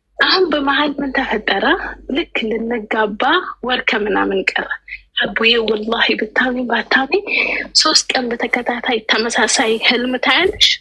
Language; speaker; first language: Amharic; native; Amharic